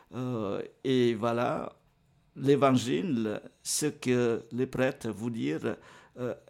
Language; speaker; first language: French; non-native, fluent; Vietnamese